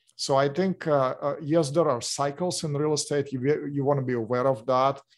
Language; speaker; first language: English; non-native, fluent; Russian